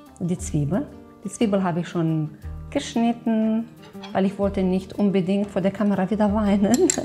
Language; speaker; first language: German; non-native, fluent; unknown